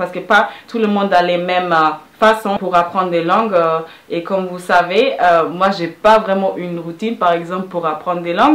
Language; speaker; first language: French; non-native, fluent; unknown